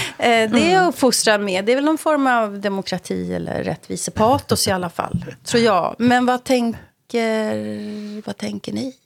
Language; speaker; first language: Swedish; native; Swedish